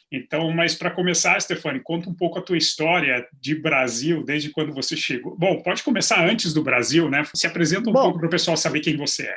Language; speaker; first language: Portuguese; native; Portuguese